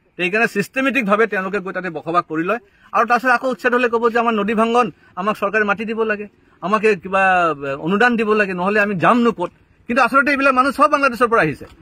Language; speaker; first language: Assamese; native; Assamese